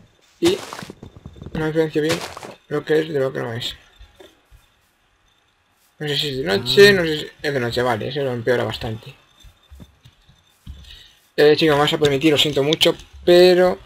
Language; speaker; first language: Spanish; native; Spanish